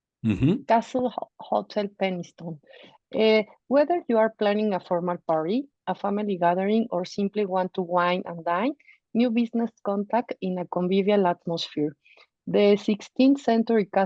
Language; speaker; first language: English; non-native, fluent; Spanish